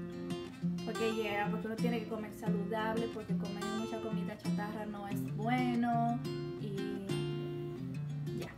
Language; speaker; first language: Spanish; early bilingual, heritage; Spanish